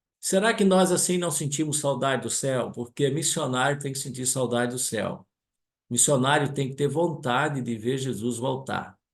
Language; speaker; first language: Portuguese; non-native, local second language; German